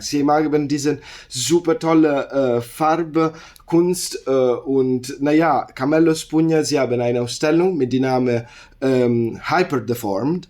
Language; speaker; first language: German; non-native, learner; Italian